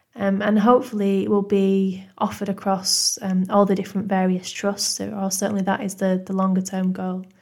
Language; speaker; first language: English; native; English